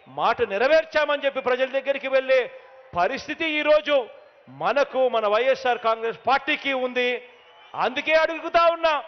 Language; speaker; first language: Telugu; native; Telugu